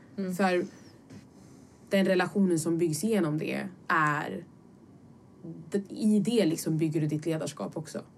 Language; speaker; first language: Swedish; early bilingual, other home language; Somali